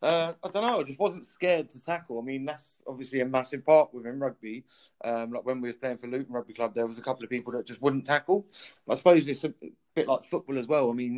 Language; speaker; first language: English; native; English